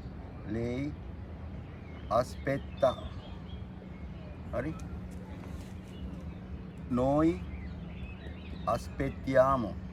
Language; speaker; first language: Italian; non-native, fluent; Sinhala